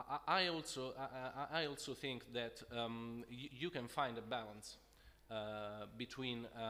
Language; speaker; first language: English; non-native, fluent; Italian